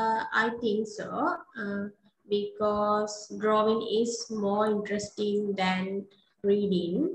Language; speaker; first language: English; non-native, learner; Sinhala